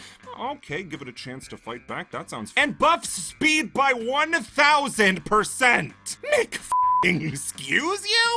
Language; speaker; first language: English; native; English